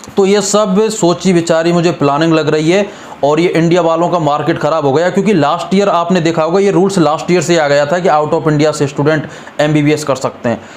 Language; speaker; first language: Hindi; native; Hindi